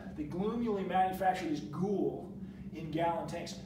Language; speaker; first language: English; native; English